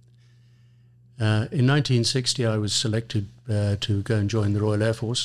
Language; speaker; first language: English; native; English